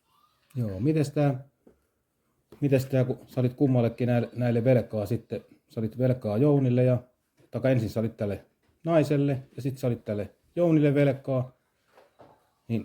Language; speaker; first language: Finnish; native; Finnish